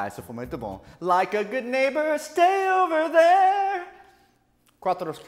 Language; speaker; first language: Portuguese; non-native, learner; English